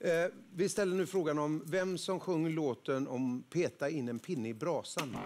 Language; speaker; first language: Swedish; native; Swedish